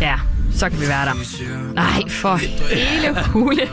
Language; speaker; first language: Danish; native; Danish